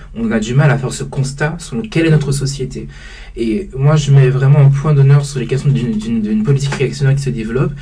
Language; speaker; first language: French; native; French